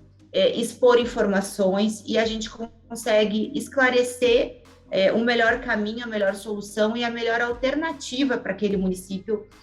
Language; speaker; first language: Portuguese; native; Portuguese